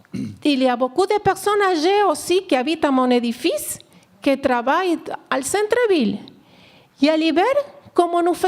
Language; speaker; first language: French; non-native, learner; Spanish